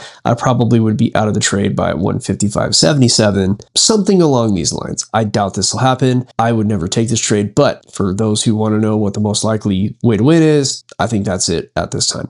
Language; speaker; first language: English; native; English